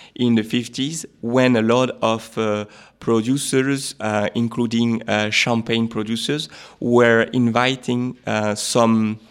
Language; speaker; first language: English; non-native, fluent; French